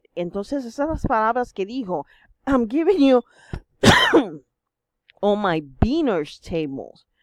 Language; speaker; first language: Spanish; non-native, fluent; English